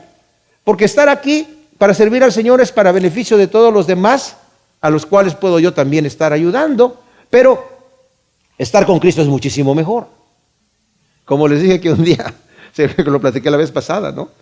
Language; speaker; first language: Spanish; native; Spanish